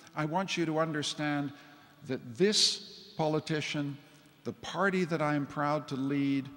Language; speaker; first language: English; native; English